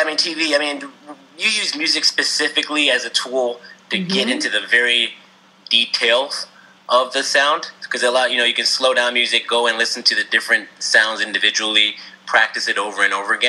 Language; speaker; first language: English; native; English